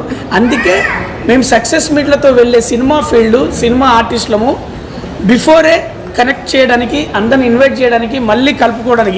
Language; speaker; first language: Telugu; native; Telugu